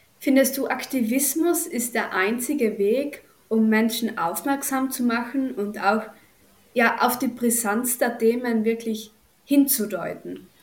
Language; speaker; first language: German; native; German